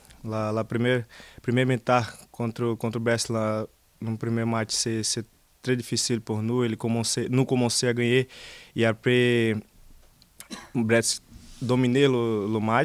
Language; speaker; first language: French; non-native, learner; Portuguese